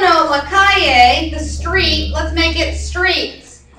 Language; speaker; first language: English; native; English